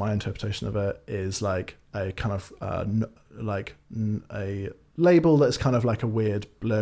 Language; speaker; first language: English; native; English